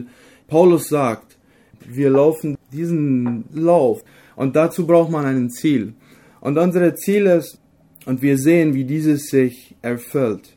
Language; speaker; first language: German; non-native, local second language; Low German